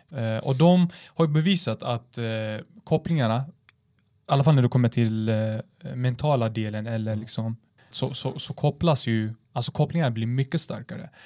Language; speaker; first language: Swedish; early bilingual, other home language; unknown